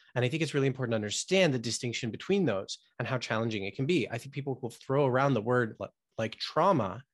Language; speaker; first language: English; native; English